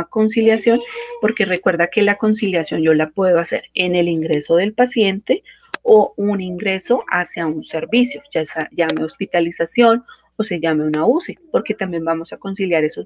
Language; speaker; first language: Spanish; native; Spanish